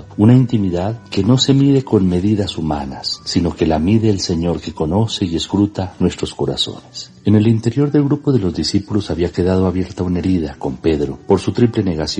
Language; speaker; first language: Spanish; native; Spanish